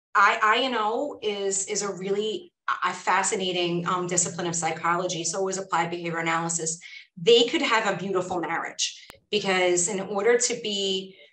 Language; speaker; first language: English; native; English